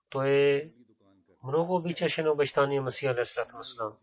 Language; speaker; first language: Bulgarian; non-native, learner; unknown